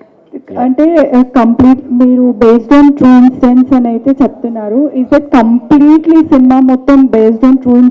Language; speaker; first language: Telugu; native; Telugu